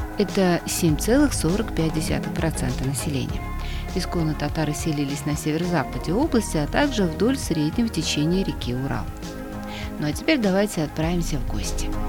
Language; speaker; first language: Russian; native; Russian